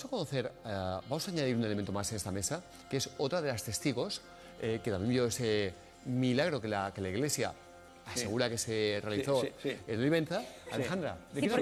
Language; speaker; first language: Spanish; native; Spanish